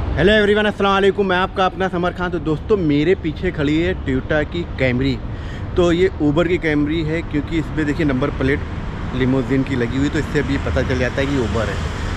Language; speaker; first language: Hindi; native; Hindi